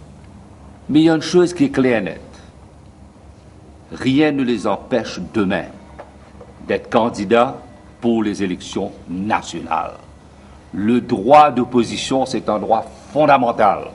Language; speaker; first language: French; non-native, local second language; Morisyen